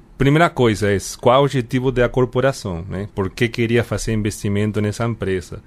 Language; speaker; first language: Portuguese; non-native, fluent; Spanish